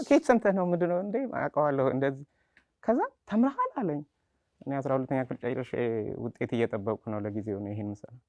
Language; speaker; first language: Amharic; non-native, local second language; Sebat Bet Gurage